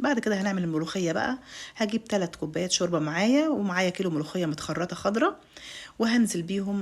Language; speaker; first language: Arabic; native; Arabic